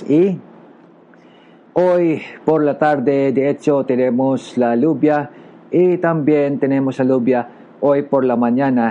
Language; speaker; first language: Spanish; non-native, learner; Filipino